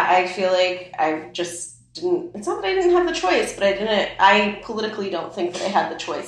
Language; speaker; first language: English; early bilingual, other home language; Persian